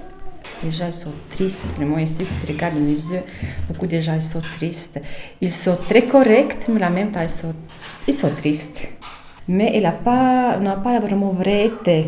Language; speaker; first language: French; non-native, fluent; Latvian